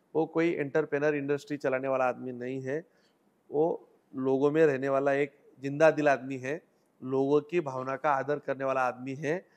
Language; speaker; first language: Hindi; non-native, local second language; Marathi